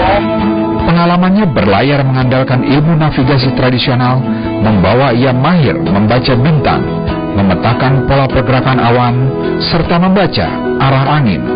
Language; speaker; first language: Indonesian; native; Indonesian